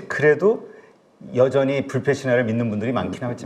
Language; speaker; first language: Korean; native; Korean